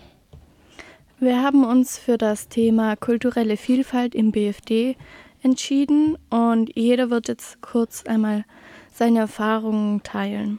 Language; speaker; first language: German; native; German